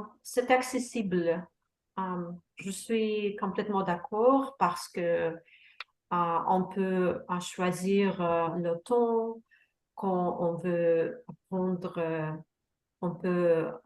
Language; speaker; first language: French; non-native, learner; Russian